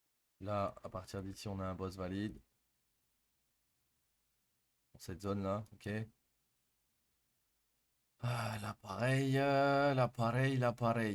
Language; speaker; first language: French; native; French